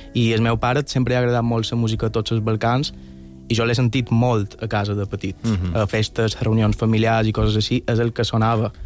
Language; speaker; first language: Catalan; early bilingual, other home language; Bulgarian